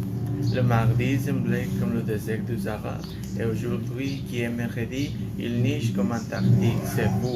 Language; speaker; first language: French; non-native, learner; Spanish